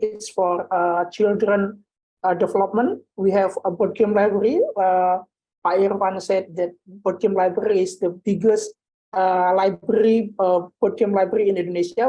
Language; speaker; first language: English; non-native, learner; Indonesian